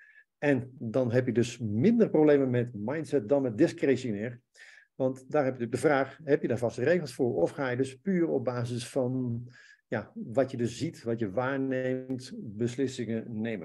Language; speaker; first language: Dutch; native; Dutch